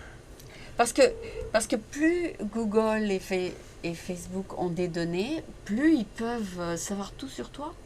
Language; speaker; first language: French; native; French